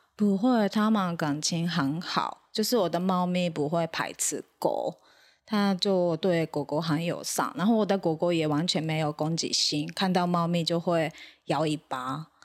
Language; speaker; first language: Chinese; non-native, fluent; Japanese